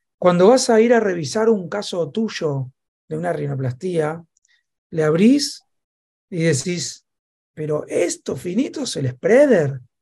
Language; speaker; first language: Spanish; native; Spanish